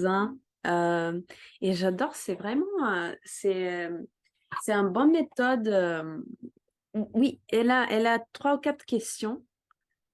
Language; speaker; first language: French; non-native, fluent; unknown